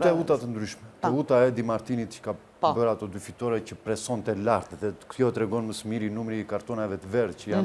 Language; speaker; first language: Albanian; native; Albanian